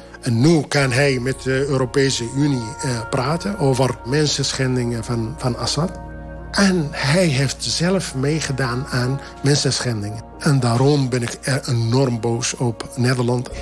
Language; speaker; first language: Dutch; non-native, fluent; Arabic